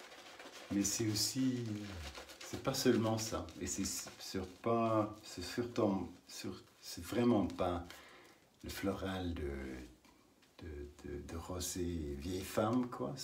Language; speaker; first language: French; non-native, learner; English